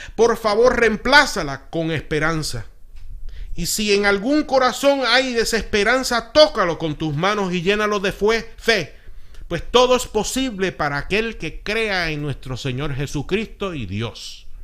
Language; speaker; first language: Spanish; early bilingual, heritage; Spanish